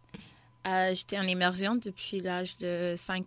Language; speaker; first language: French; non-native, local second language; English